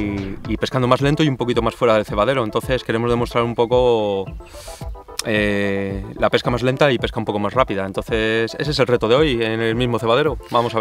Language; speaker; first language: Spanish; native; Spanish